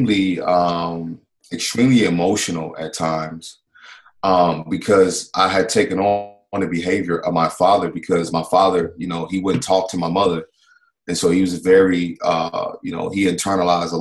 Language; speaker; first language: English; native; English